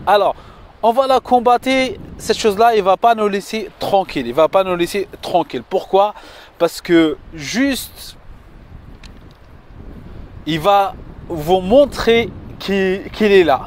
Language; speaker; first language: French; non-native, fluent; Arabic